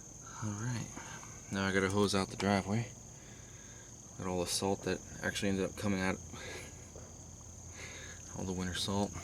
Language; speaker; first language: English; native; English